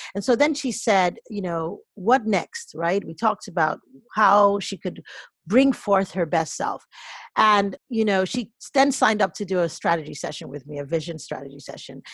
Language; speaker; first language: English; native; English